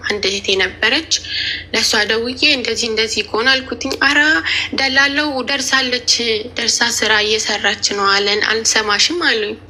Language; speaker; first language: Amharic; native; Amharic